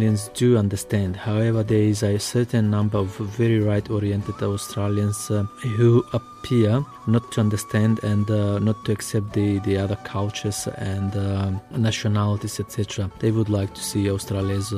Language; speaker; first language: English; non-native, fluent; Macedonian